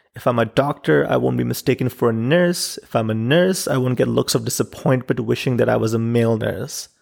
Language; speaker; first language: English; non-native, local second language; Urdu